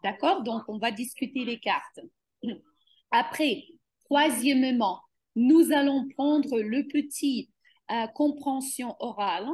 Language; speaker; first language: French; non-native, fluent; Ukrainian